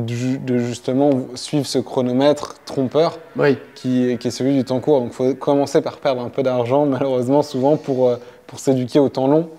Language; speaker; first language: French; native; French